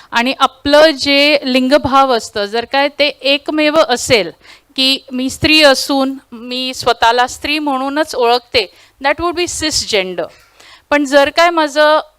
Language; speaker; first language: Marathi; non-native, local second language; Tulu